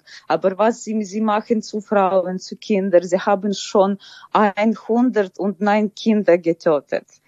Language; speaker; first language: German; non-native, fluent; Ukrainian